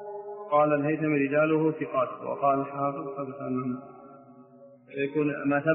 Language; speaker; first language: Arabic; native; Arabic